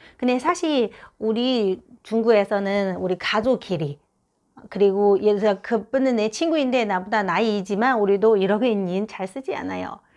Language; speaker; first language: Korean; non-native, fluent; Chinese